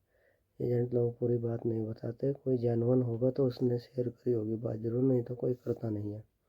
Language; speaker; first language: Hindi; native; Hindi